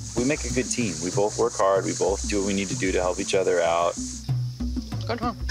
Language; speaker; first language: English; native; English